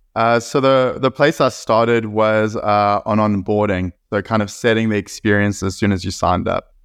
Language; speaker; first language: English; native; English